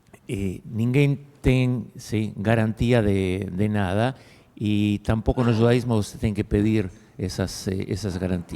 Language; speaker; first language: Portuguese; non-native, fluent; Spanish